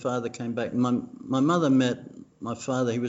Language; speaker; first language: English; non-native, fluent; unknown